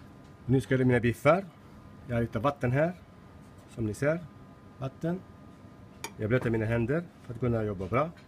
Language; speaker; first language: Swedish; non-native, learner; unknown